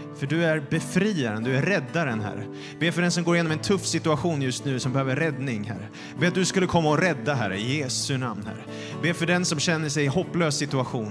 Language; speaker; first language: Swedish; native; Swedish